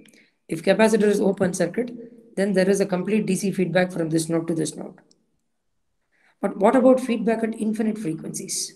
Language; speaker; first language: English; non-native, local second language; Tamil